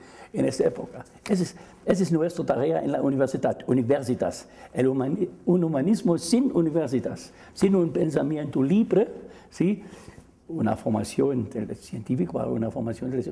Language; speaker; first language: Spanish; non-native, fluent; German